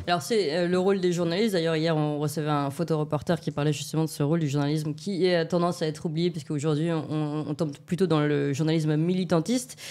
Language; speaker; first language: French; native; French